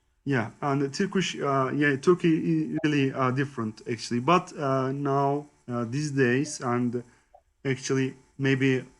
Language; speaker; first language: English; non-native, learner; Turkish